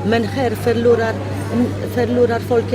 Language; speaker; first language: Swedish; non-native, fluent; Polish